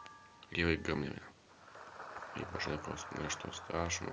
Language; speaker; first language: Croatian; early bilingual, heritage; Croatian